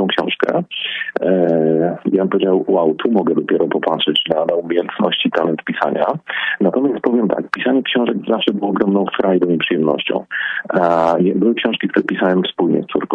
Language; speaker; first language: Polish; native; Polish